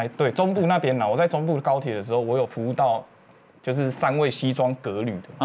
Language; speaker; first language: Chinese; native; Chinese